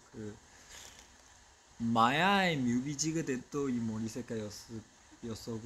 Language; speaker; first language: Korean; non-native, fluent; Chinese